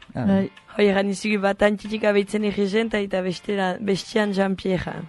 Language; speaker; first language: Basque; native; Basque